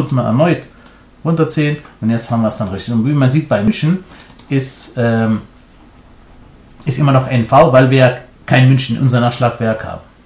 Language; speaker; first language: German; non-native, fluent; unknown